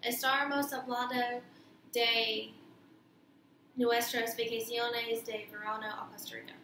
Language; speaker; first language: Spanish; non-native, learner; English